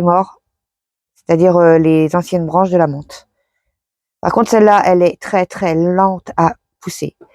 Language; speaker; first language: French; native; French